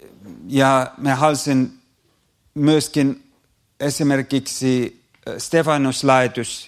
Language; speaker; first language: Finnish; non-native, fluent; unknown